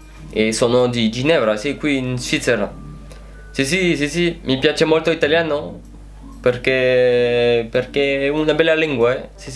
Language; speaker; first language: Italian; non-native, learner; French